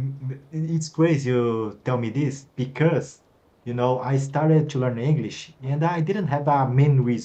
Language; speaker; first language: English; non-native, fluent; Portuguese